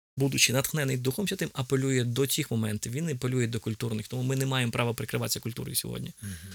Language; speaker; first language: Ukrainian; native; Ukrainian